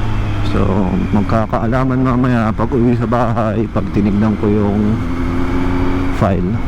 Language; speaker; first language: Filipino; native; Filipino